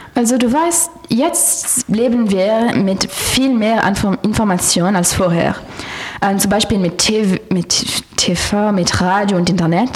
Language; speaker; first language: German; non-native, learner; French